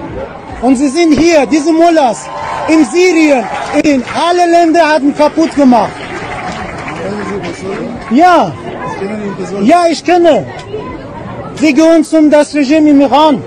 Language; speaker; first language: German; non-native, learner; Persian